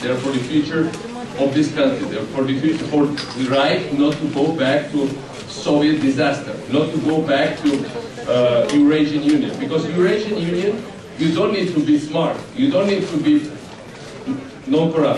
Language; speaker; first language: English; non-native, fluent; Georgian